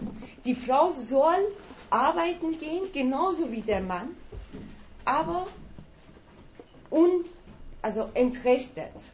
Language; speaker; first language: German; non-native, fluent; Persian